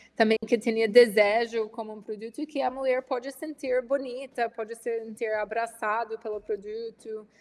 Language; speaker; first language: Portuguese; non-native, fluent; English